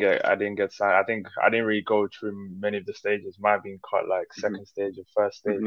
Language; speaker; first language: English; native; English